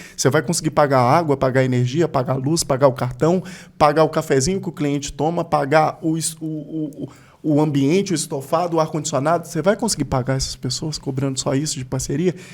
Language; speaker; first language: Portuguese; native; Portuguese